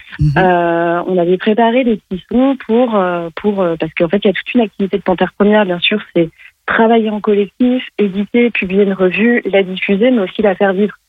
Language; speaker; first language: French; native; French